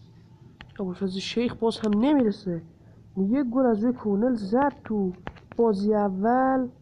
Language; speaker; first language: Persian; native; Persian